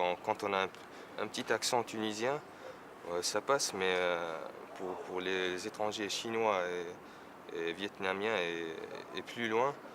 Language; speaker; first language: French; non-native, local second language; Arabic